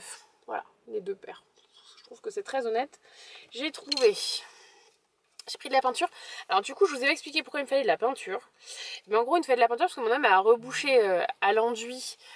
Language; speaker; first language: French; native; French